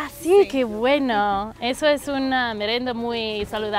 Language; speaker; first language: Spanish; non-native, learner; English